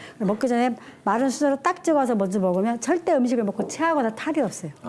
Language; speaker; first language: Korean; native; Korean